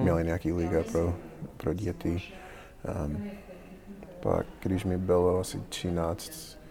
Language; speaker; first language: Czech; non-native, learner; English